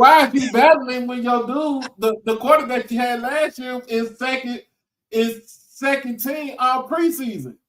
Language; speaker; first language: English; native; English